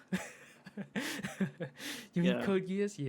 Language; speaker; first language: English; non-native, local second language; Filipino